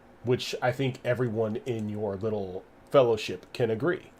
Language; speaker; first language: English; native; English